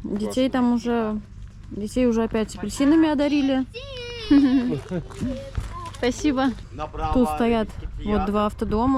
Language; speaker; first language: Russian; native; Russian